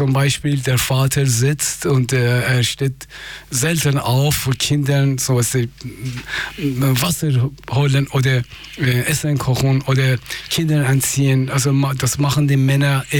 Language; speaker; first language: German; non-native, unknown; Persian